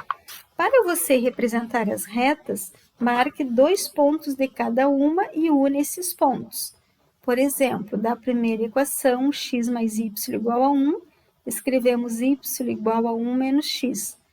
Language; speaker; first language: Portuguese; native; Portuguese